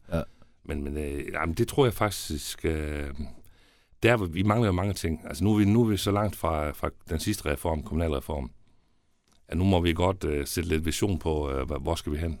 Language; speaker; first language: Danish; native; Danish